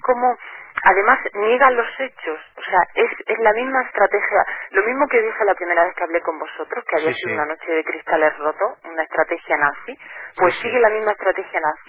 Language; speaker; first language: Spanish; native; Spanish